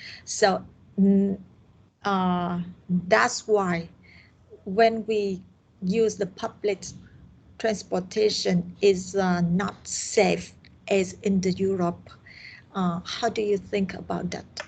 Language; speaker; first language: English; non-native, learner; Vietnamese